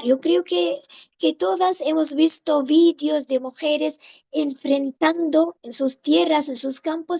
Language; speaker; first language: Spanish; non-native, fluent; Arabic